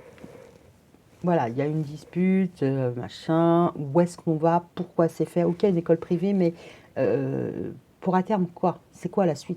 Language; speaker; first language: French; native; French